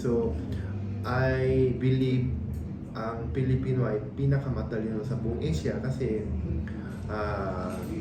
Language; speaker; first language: Filipino; non-native, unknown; Korean